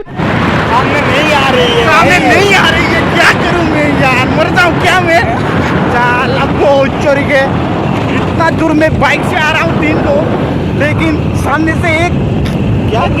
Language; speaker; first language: Hindi; non-native, local second language; Assamese